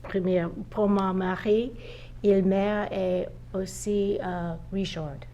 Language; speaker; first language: French; non-native, learner; English